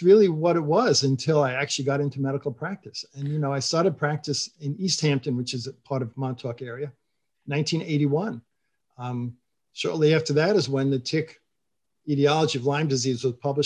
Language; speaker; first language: English; native; English